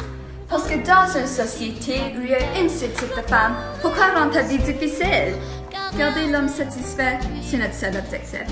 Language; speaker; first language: French; non-native, fluent; English